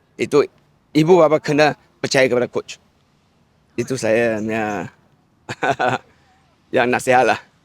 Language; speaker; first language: Malay; non-native, local second language; Chinese